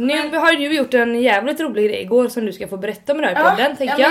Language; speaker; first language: Swedish; native; Swedish